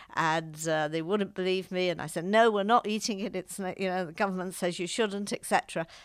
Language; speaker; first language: English; native; English